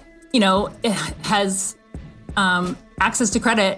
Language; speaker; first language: English; native; English